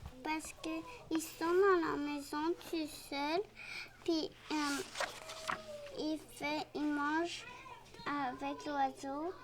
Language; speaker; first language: French; non-native, local second language; English